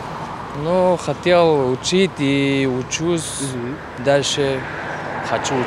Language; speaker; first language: Russian; non-native, learner; Kyrgyz